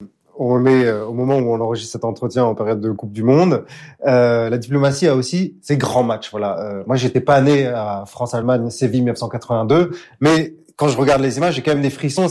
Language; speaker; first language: French; native; French